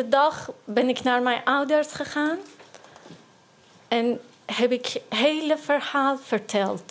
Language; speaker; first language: Dutch; non-native, learner; Persian